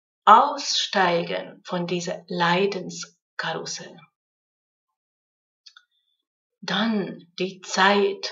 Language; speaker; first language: German; non-native, fluent; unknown